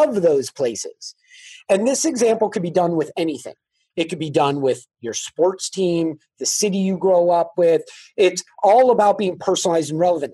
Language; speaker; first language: English; native; English